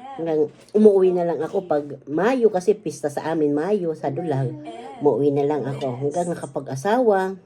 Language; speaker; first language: Filipino; non-native, local second language; Waray